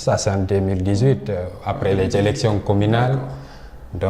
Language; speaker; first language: French; non-native, local second language; Fula